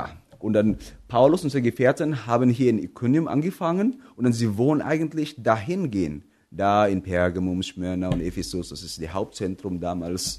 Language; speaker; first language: German; non-native, fluent; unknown